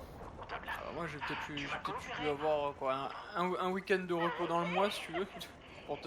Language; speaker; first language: French; native; French